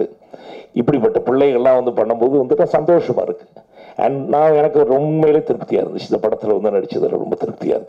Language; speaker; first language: Tamil; native; Tamil